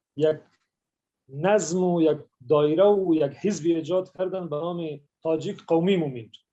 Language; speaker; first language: Tajik; early bilingual, heritage; Persian